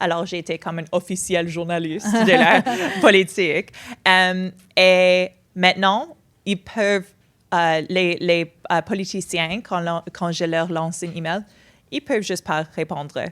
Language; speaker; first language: French; non-native, fluent; English